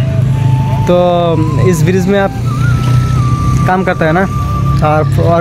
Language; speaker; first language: Hindi; non-native, local second language; Bangla